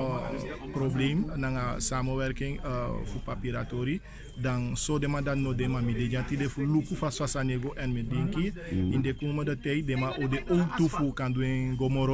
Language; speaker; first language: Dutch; non-native, learner; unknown